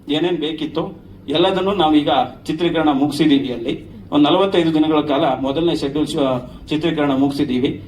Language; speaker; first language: Kannada; native; Kannada